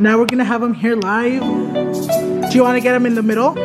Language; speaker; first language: English; early bilingual, other home language; Spanish